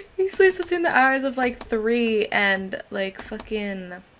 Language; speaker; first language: English; early bilingual, other home language; Spanish